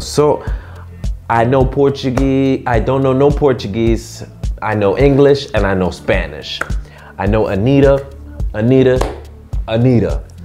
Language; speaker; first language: English; early bilingual, other home language; Spanish